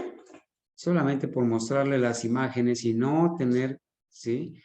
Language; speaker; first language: Spanish; native; Spanish